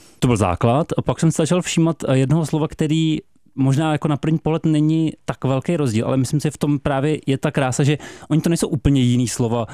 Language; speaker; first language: Czech; native; Czech